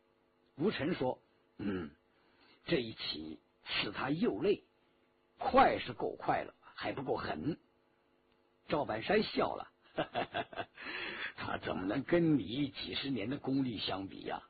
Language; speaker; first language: Chinese; native; Chinese